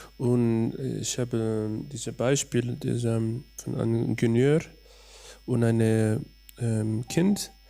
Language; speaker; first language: German; non-native, learner; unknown